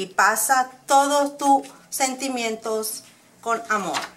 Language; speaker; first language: Spanish; early bilingual, heritage; Spanish